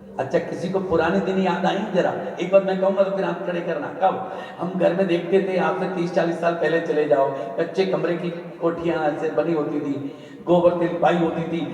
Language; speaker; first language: Hindi; non-native, local second language; Punjabi